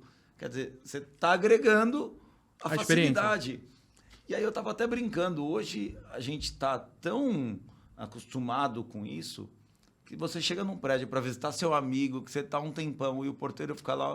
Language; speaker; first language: Portuguese; native; Portuguese